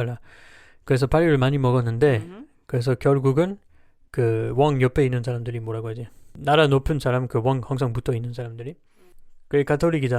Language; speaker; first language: Korean; non-native, learner; French